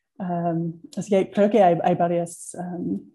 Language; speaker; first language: Spanish; non-native, fluent; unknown